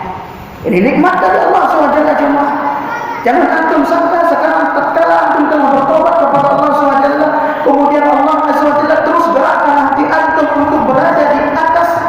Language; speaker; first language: Indonesian; native; Indonesian